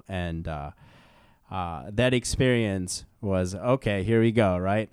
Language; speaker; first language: English; early bilingual, other home language; Korean